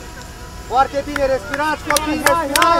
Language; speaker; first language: Romanian; native; Romanian